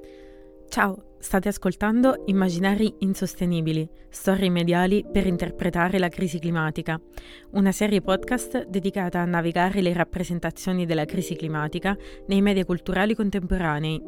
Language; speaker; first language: Italian; native; Italian